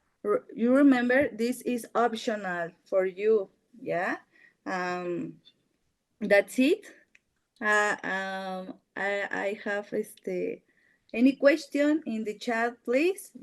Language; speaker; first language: English; non-native, learner; Spanish